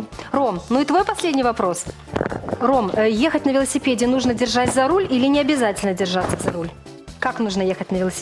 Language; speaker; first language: Russian; native; Russian